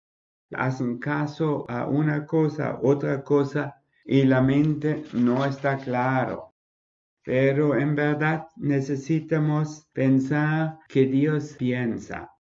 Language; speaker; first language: Spanish; non-native, fluent; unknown